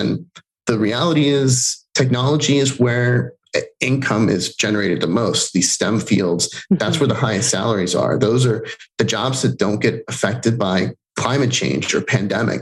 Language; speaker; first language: English; non-native, fluent; Spanish